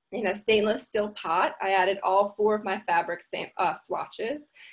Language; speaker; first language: English; native; English